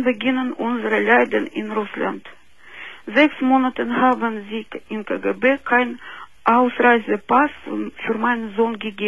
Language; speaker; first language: German; non-native, fluent; Russian